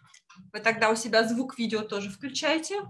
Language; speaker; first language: Russian; native; Russian